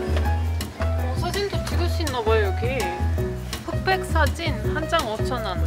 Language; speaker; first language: Korean; non-native, fluent; Italian